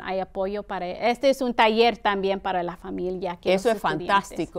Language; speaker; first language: Spanish; early bilingual, heritage; Spanish